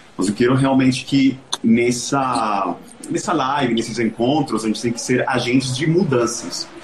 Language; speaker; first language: Portuguese; non-native, fluent; Spanish